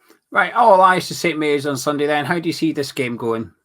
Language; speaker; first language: English; native; English